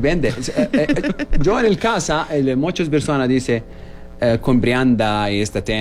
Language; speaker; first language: Spanish; non-native, learner; Arabic